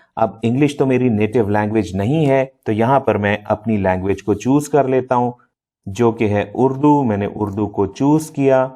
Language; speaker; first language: Urdu; non-native, local second language; Punjabi